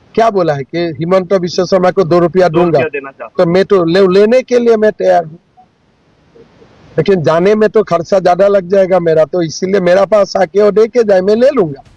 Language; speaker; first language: Hindi; non-native, local second language; Assamese